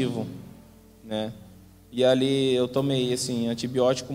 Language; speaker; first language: Portuguese; native; Portuguese